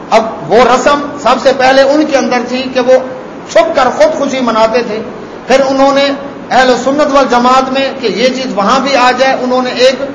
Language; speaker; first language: Urdu; non-native, local second language; Saraiki